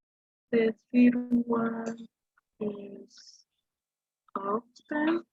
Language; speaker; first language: English; non-native, learner; Spanish